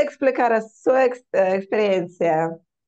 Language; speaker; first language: Portuguese; non-native, learner; Russian